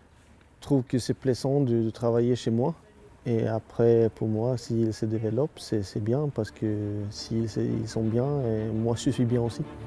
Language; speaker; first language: French; non-native, learner; Swedish